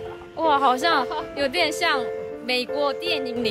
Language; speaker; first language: Chinese; non-native, learner; Korean